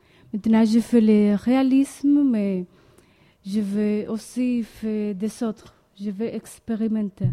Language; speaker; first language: French; non-native, learner; Spanish